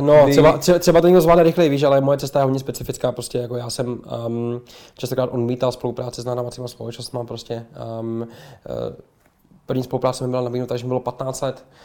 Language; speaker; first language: Czech; native; Czech